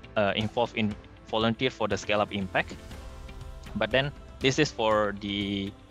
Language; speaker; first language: English; non-native, fluent; Indonesian